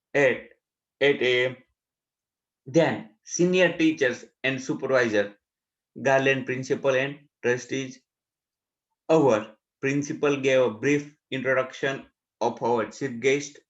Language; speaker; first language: English; non-native, local second language; Gujarati